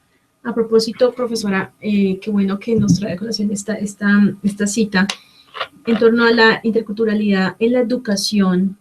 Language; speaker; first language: Spanish; native; Spanish